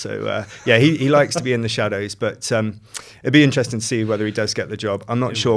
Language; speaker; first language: English; native; English